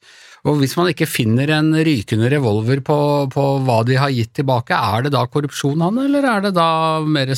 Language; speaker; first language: Norwegian; native; Norwegian